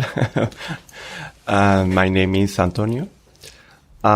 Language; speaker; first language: English; non-native, learner; Spanish